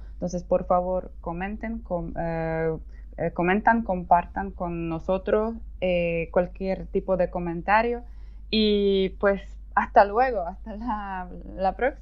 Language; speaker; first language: Spanish; non-native, fluent; Polish